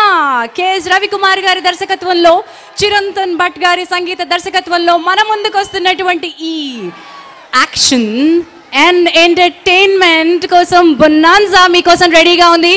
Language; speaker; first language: Telugu; native; Telugu